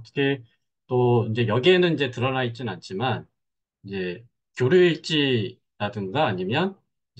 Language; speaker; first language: Korean; native; Korean